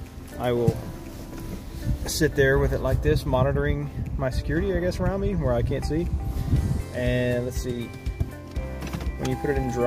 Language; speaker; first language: English; native; English